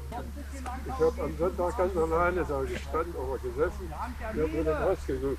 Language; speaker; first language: German; native; German